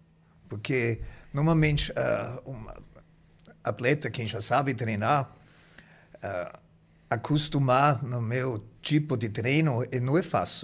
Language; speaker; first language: Portuguese; non-native, fluent; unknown